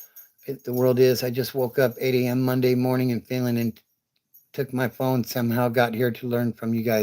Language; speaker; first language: English; native; English